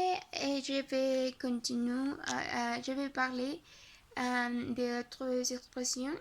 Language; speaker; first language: French; non-native, learner; Spanish